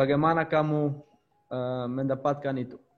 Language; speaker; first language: Indonesian; non-native, learner; Dutch